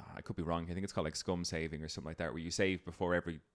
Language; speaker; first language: English; native; English